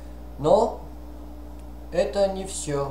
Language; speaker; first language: Russian; non-native, fluent; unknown